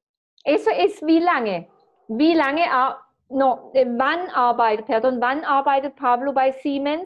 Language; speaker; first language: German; non-native, fluent; Spanish